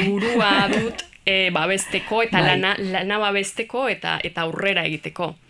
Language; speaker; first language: Basque; non-native, learner; Spanish